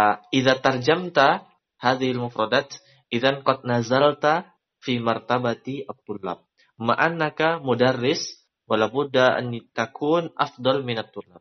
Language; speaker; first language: Arabic; non-native, fluent; Indonesian